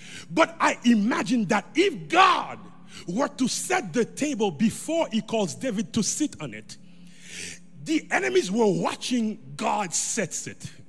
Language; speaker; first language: English; non-native, fluent; Haitian Creole